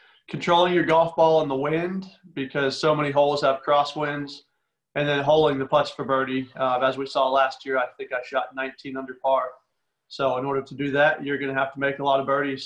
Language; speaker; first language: English; native; English